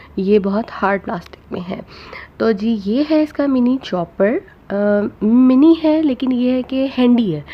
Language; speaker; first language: Urdu; non-native, local second language; Punjabi